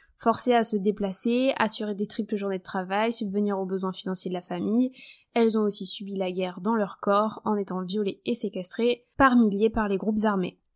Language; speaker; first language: French; native; French